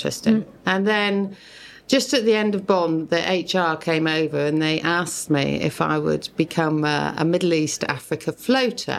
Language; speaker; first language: English; native; English